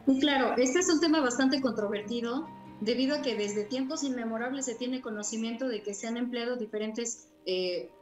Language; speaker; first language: Spanish; native; Spanish